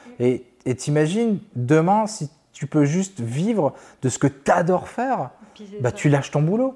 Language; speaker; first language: French; native; French